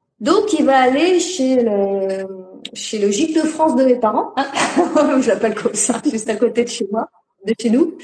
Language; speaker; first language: French; native; French